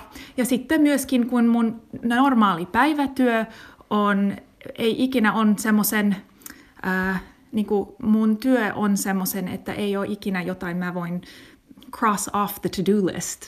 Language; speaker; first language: Finnish; non-native, learner; English